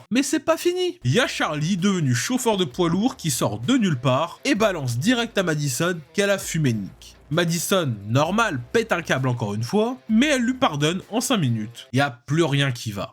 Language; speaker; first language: French; native; French